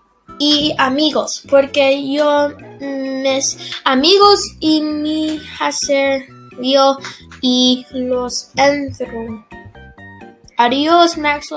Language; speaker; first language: Spanish; non-native, learner; English